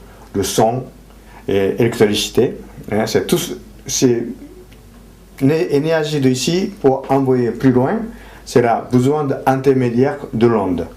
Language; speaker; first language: French; non-native, fluent; Japanese